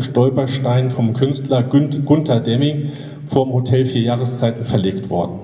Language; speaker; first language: German; native; German